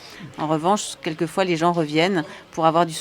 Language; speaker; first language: French; native; French